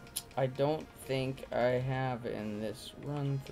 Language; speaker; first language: English; native; English